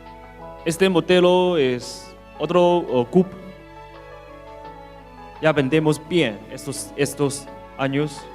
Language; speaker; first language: Spanish; non-native, learner; Chinese